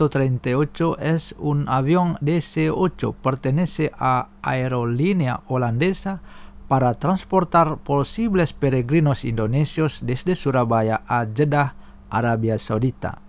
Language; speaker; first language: Spanish; non-native, fluent; Indonesian